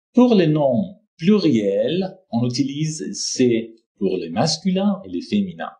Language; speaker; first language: French; non-native, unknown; Persian